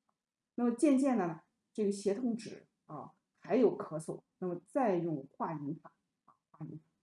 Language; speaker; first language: Chinese; native; Chinese